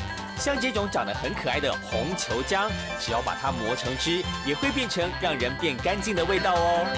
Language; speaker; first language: Chinese; native; Chinese